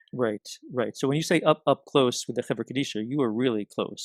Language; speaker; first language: English; native; English